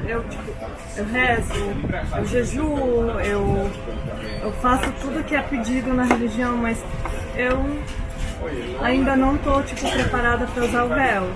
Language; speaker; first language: Portuguese; early bilingual, heritage; Portuguese